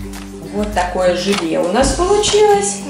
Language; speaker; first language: Russian; native; Russian